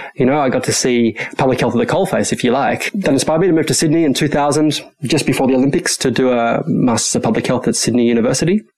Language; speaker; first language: English; early bilingual, other home language; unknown